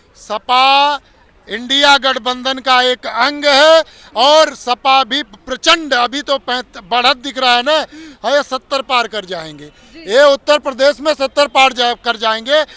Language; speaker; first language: Hindi; native; Hindi